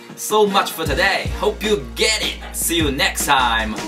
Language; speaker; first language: English; non-native, fluent; Chinese